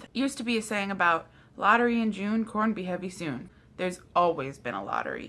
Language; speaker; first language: English; native; English